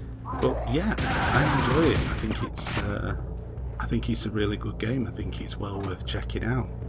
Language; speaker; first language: English; native; English